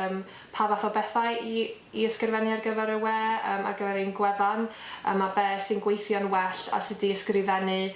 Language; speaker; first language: Welsh; native; Welsh